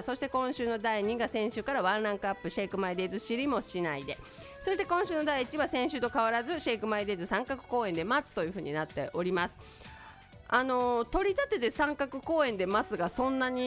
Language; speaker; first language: Japanese; native; Japanese